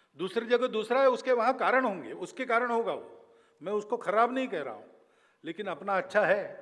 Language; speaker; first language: Hindi; non-native, local second language; Marathi